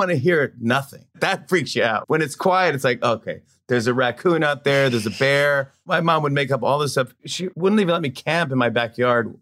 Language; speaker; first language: English; native; English